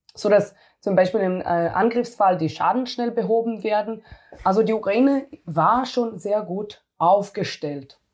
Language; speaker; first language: German; non-native, fluent; Hebrew